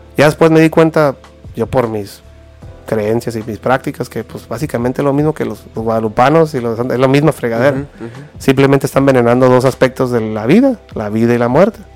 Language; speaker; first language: Spanish; native; Spanish